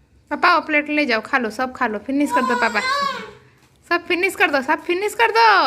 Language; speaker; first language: Hindi; non-native, local second language; Odia